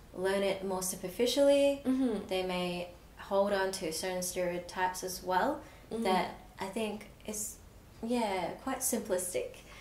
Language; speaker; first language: English; native; English